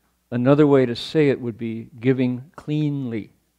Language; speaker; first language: English; native; English